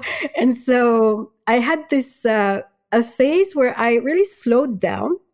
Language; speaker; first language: English; non-native, fluent; Malagasy